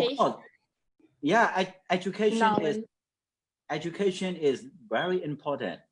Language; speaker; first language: English; non-native, fluent; Mon